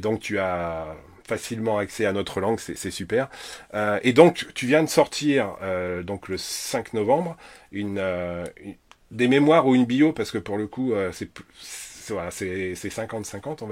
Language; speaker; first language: French; native; French